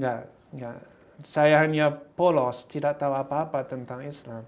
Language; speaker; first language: Indonesian; non-native, fluent; English